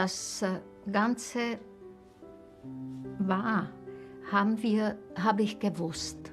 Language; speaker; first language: German; non-native, fluent; Czech